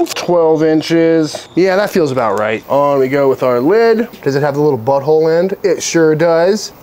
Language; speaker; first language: English; native; English